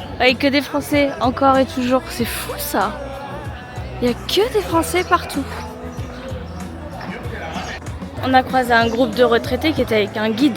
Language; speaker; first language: French; native; French